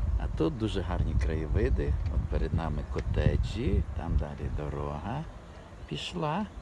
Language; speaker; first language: Ukrainian; native; Ukrainian